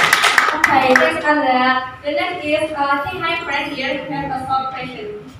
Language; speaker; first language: English; non-native, learner; Indonesian